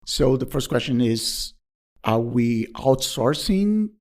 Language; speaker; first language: English; non-native, fluent; Portuguese